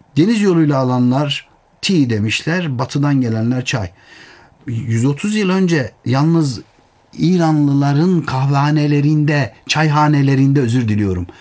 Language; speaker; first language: Turkish; native; Turkish